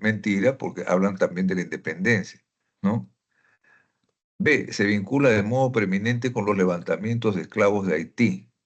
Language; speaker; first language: Spanish; native; Spanish